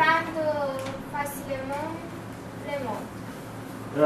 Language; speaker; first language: French; non-native, learner; Romanian